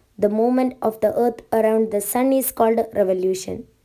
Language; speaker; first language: English; non-native, local second language; Malayalam